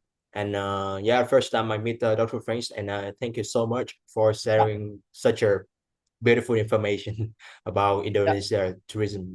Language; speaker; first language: English; non-native, fluent; Vietnamese